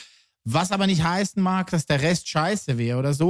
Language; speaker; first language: German; native; German